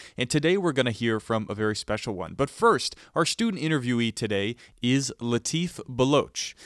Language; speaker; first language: English; native; English